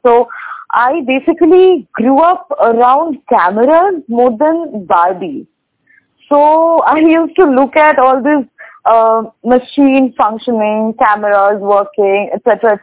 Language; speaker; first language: English; non-native, local second language; Bangla